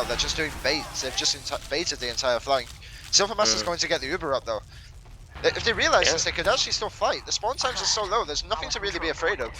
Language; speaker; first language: English; native; English